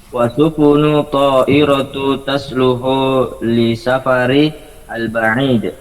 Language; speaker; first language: Arabic; non-native, learner; Indonesian